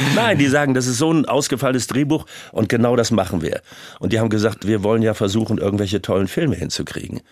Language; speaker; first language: German; native; German